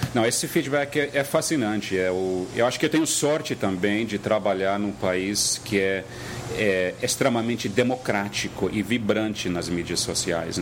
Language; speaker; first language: Portuguese; non-native, fluent; English